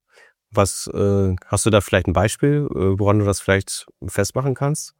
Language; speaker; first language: German; native; German